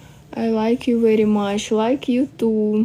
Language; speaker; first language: English; non-native, learner; Russian